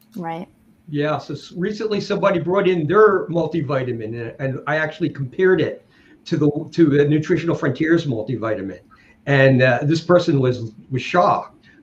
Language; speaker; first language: English; native; English